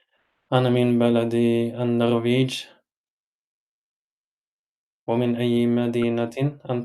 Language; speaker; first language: Arabic; non-native, learner; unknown